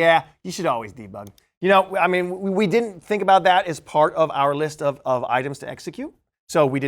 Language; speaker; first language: English; native; English